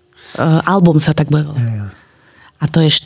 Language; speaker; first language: Slovak; native; Slovak